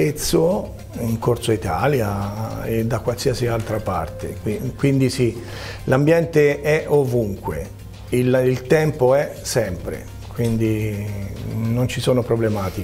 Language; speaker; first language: Italian; native; Italian